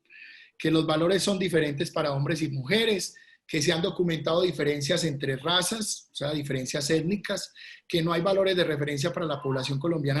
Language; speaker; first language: Spanish; native; Spanish